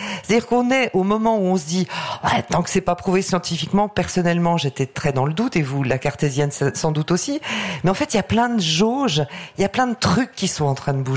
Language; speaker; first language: French; native; French